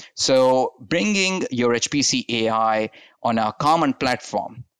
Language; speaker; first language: English; non-native, local second language; Hindi